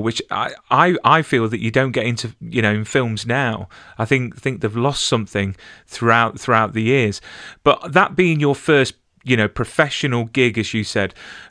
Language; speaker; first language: English; native; English